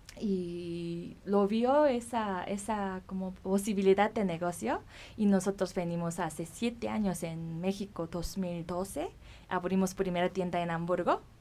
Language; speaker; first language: Spanish; non-native, fluent; Korean